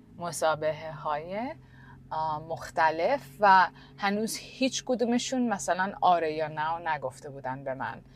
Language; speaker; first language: Persian; early bilingual, heritage; Persian